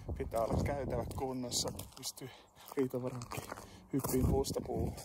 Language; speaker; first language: Finnish; native; Finnish